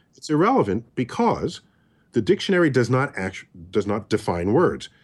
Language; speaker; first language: English; native; English